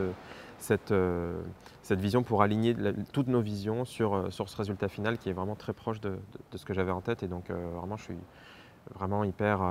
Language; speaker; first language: French; native; French